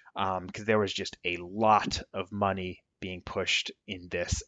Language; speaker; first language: English; native; English